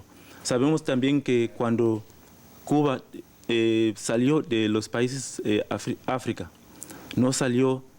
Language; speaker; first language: Spanish; non-native, learner; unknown